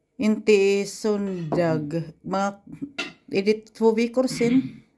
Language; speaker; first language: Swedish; non-native, learner; Filipino